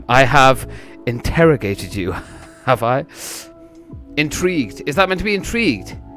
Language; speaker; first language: English; native; English